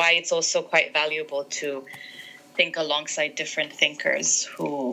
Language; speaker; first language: English; non-native, local second language; Arabic